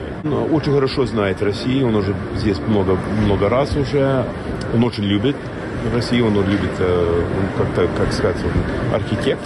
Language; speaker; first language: Russian; non-native, fluent; English